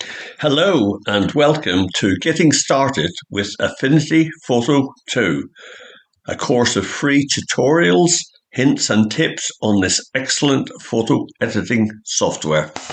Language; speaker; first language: English; native; English